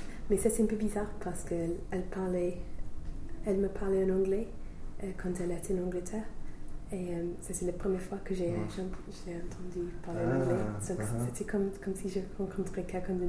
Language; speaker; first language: French; non-native, fluent; English